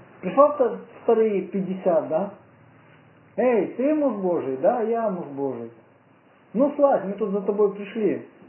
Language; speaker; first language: Russian; native; Russian